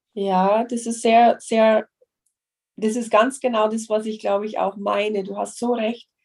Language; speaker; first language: German; non-native, fluent; English